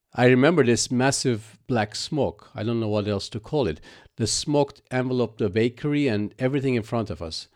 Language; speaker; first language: English; non-native, fluent; Arabic